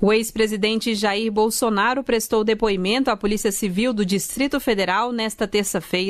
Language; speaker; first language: Portuguese; native; Portuguese